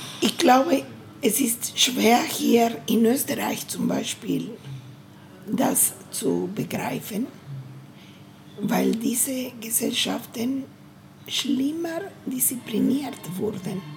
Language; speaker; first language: German; non-native, learner; Spanish